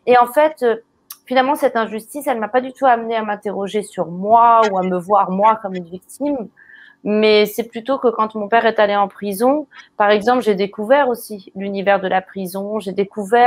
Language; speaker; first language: French; native; French